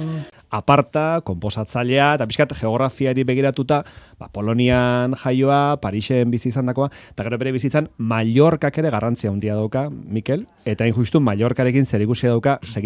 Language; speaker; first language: Basque; native; Basque